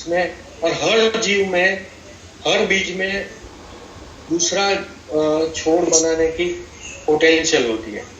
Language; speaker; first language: Hindi; non-native, local second language; Gujarati